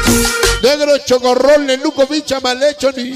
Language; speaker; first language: Spanish; native; Spanish